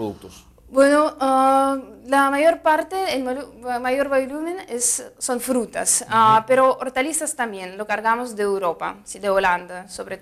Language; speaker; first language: Spanish; non-native, fluent; Russian